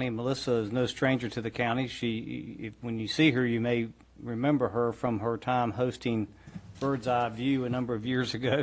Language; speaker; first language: English; native; English